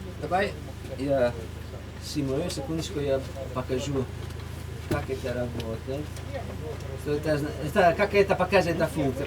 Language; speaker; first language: Russian; non-native, fluent; Italian